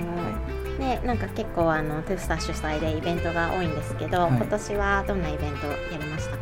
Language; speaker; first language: Japanese; native; Japanese